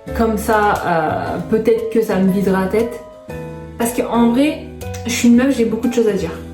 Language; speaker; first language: French; early bilingual, other home language; Arabic